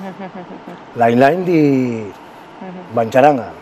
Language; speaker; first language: Indonesian; non-native, fluent; Spanish